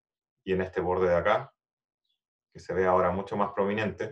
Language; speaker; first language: Spanish; native; Spanish